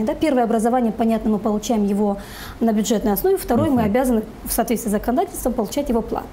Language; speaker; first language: Russian; native; Russian